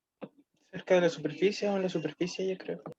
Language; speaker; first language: Spanish; native; Spanish